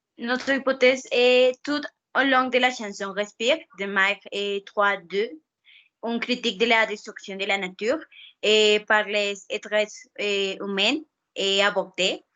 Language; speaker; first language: French; non-native, learner; Spanish